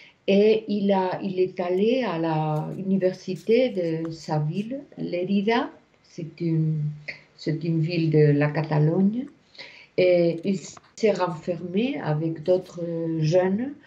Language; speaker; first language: French; non-native, fluent; Spanish